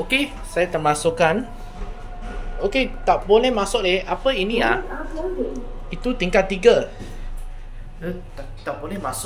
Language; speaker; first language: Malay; non-native, local second language; Chinese